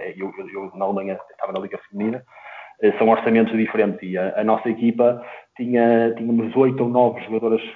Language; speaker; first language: Portuguese; native; Portuguese